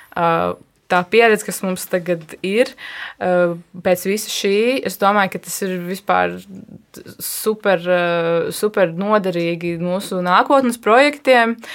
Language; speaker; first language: Latvian; native; Latvian